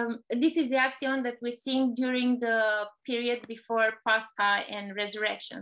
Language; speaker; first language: English; non-native, fluent; Romanian